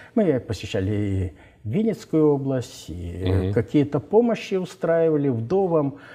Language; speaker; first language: Russian; non-native, local second language; Ukrainian